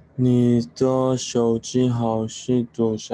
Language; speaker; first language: Chinese; non-native, learner; Korean